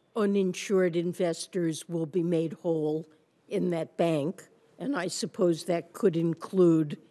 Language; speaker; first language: English; native; English